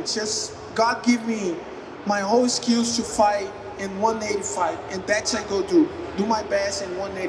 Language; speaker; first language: English; non-native, learner; Portuguese